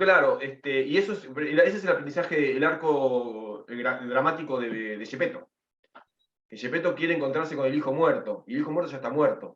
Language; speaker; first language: Spanish; native; Spanish